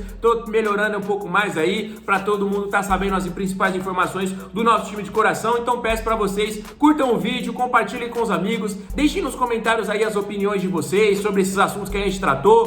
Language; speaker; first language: Portuguese; native; Portuguese